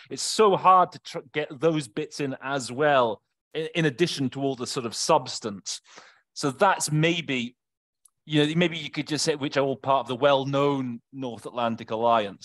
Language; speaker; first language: English; native; English